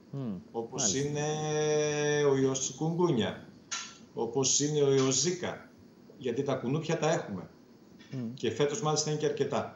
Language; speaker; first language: Greek; native; Greek